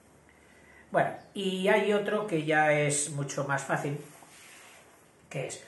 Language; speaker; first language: Spanish; native; Spanish